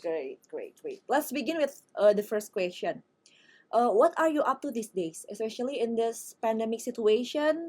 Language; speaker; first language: English; non-native, fluent; Indonesian